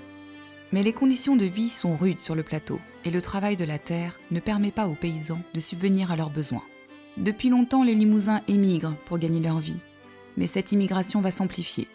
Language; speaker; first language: French; native; French